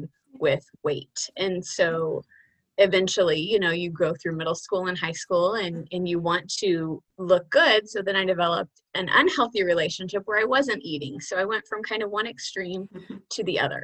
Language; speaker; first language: English; native; English